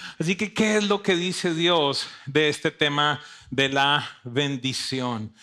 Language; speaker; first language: Spanish; native; Spanish